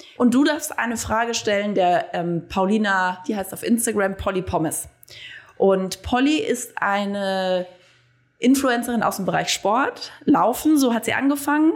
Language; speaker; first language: German; native; German